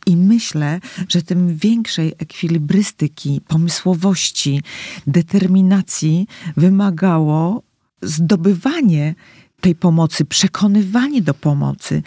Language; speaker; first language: Polish; native; Polish